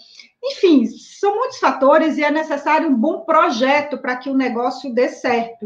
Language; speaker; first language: Portuguese; native; Portuguese